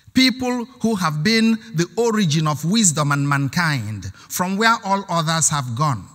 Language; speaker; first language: English; non-native, local second language; Igbo